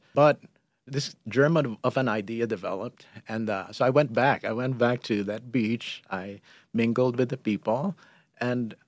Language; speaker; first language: English; non-native, local second language; Filipino